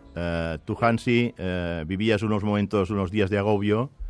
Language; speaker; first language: Spanish; non-native, local second language; Catalan